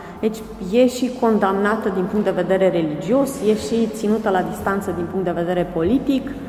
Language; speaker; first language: Romanian; native; Romanian